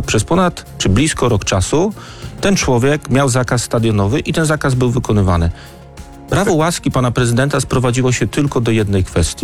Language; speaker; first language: Polish; native; Polish